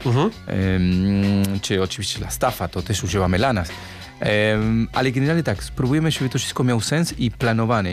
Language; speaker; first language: Polish; non-native, learner; Spanish